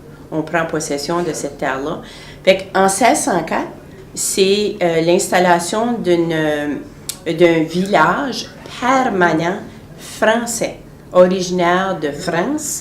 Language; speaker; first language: French; native; French